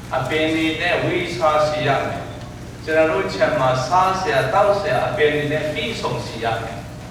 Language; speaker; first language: Burmese; non-native, local second language; Tedim Chin